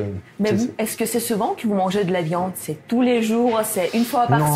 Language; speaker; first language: French; non-native, fluent; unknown